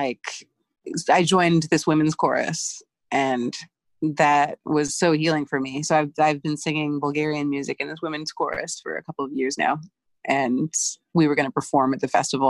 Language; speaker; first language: English; native; English